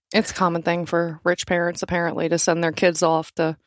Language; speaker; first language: English; native; English